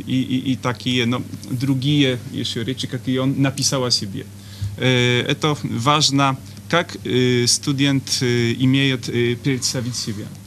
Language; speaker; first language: Russian; non-native, fluent; Polish